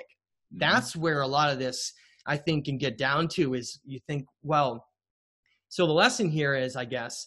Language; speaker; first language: English; native; English